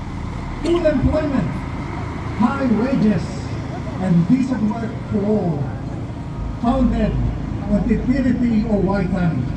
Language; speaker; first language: English; non-native, local second language; Filipino